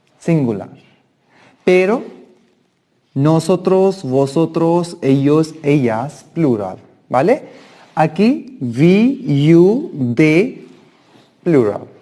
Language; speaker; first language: Spanish; non-native, fluent; Hindi